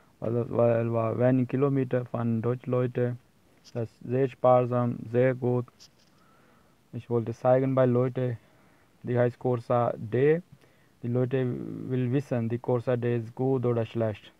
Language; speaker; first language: German; non-native, learner; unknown